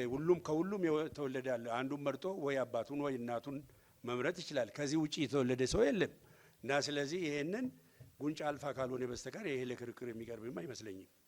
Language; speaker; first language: Amharic; non-native, local second language; Oromo